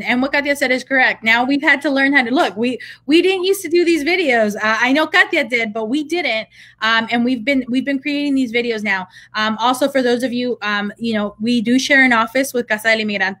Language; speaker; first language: English; early bilingual, other home language; Spanish